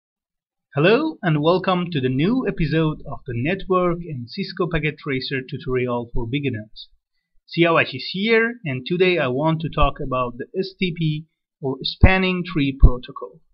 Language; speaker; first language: English; non-native, fluent; Persian